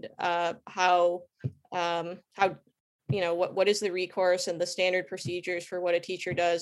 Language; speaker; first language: English; native; English